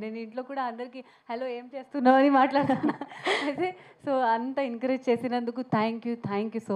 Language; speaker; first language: Telugu; non-native, learner; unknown